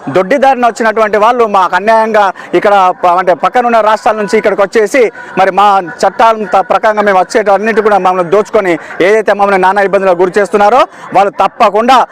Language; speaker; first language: Telugu; native; Telugu